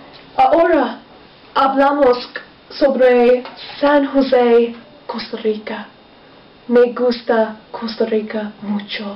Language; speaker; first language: Spanish; non-native, learner; English